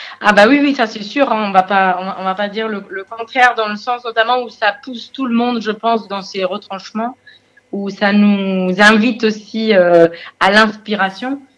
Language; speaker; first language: French; non-native, fluent; German